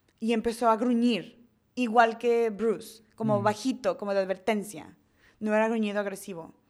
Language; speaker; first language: Spanish; early bilingual, heritage; Spanish